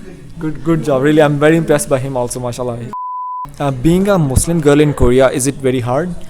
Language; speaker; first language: English; non-native, local second language; Urdu